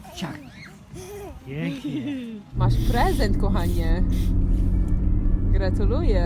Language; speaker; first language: Polish; non-native, learner; English